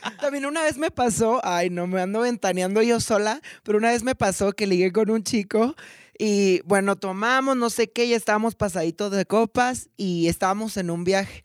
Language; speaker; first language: Spanish; native; Spanish